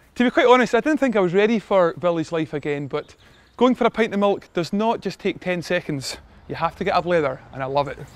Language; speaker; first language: English; native; English